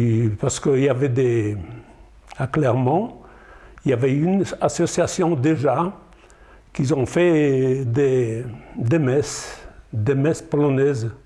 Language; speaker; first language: French; non-native, learner; Polish